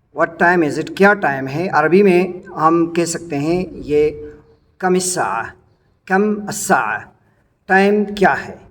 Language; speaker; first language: Urdu; native; Urdu